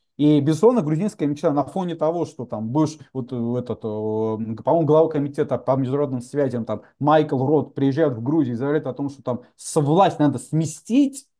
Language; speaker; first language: Russian; non-native, local second language; Georgian